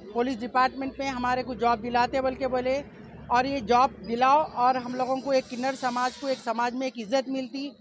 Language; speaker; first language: Hindi; non-native, local second language; Urdu